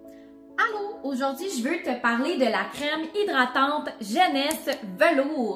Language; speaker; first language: French; native; French